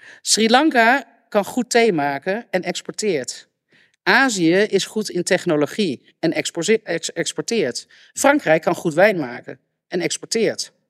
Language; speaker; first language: Dutch; native; Dutch